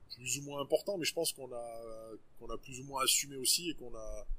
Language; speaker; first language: French; native; French